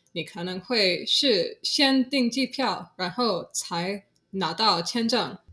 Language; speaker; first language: Chinese; non-native, learner; English